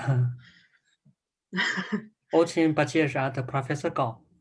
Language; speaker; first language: Russian; non-native, learner; Chinese